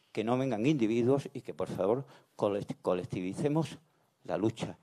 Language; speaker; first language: Spanish; native; Spanish